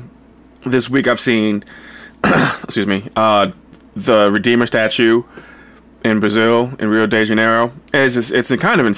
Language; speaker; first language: English; native; English